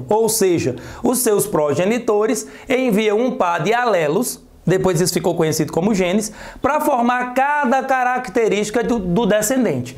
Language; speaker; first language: Portuguese; native; Portuguese